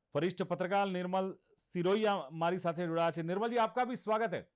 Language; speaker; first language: Hindi; non-native, local second language; Gujarati